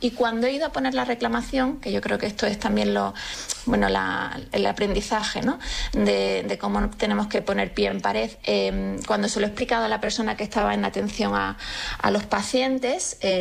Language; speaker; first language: Spanish; native; Spanish